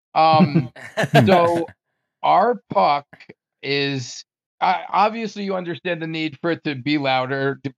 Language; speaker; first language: English; native; English